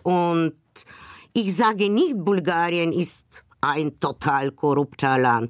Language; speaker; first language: German; non-native, fluent; Bulgarian